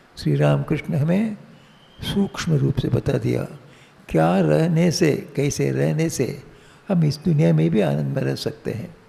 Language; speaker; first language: Hindi; non-native, local second language; Tamil